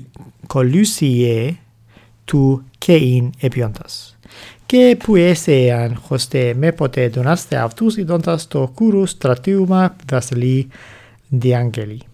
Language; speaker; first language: Greek; non-native, fluent; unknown